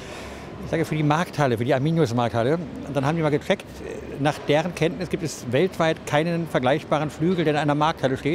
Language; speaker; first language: German; native; German